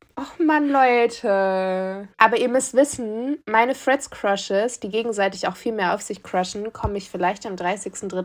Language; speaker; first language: German; early bilingual, other home language; Turkish